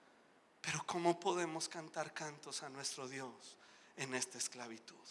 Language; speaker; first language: Spanish; native; Spanish